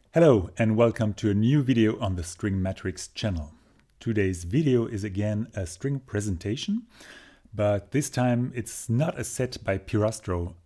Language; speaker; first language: English; non-native, fluent; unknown